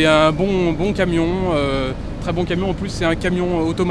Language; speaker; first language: French; native; French